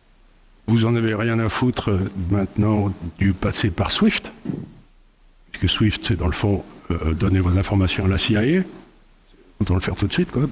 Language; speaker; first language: French; native; French